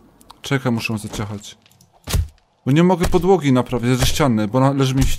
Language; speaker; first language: Polish; native; Polish